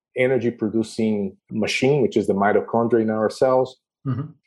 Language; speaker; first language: English; non-native, fluent; Portuguese